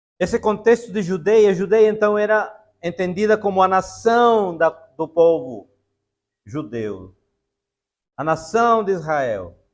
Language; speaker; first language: Portuguese; non-native, fluent; Spanish